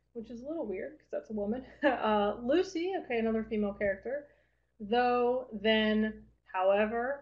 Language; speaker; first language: English; native; English